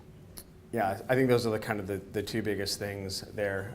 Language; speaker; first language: English; native; English